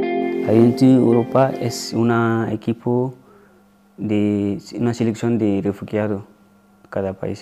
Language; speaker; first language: Spanish; non-native, learner; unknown